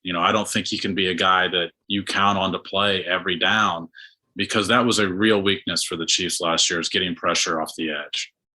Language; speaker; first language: English; native; English